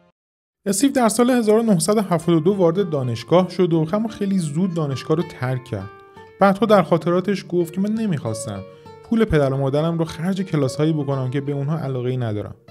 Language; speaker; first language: Persian; native; Persian